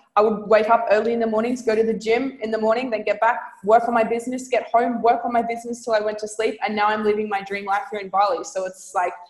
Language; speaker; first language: English; native; English